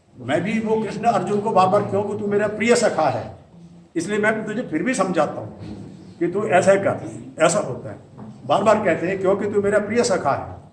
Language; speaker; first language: Hindi; native; Hindi